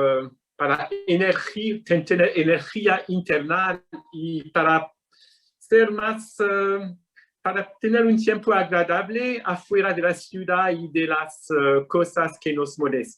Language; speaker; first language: Spanish; non-native, learner; English